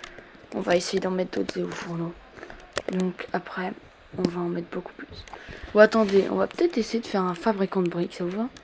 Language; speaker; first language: French; native; French